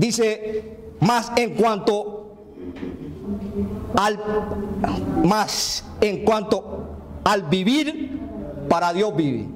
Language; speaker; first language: Spanish; native; Spanish